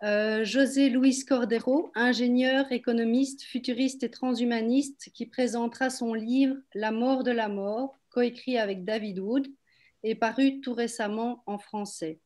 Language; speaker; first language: French; native; French